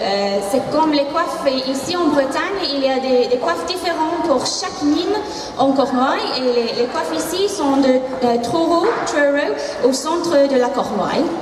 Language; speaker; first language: French; non-native, fluent; English